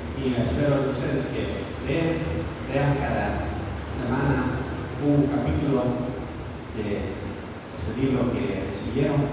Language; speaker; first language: Spanish; non-native, fluent; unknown